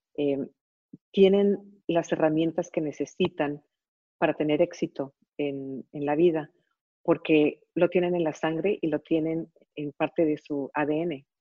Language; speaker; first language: Spanish; early bilingual, heritage; Spanish